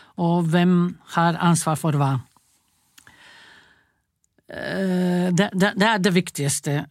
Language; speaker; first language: Norwegian; non-native, fluent; Croatian